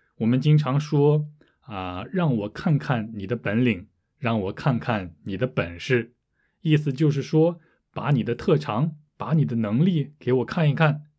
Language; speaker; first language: Chinese; native; Chinese